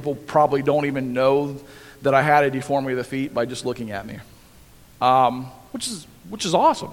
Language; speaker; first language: English; native; English